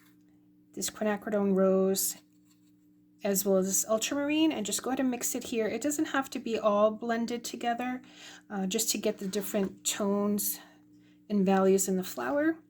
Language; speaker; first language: English; native; English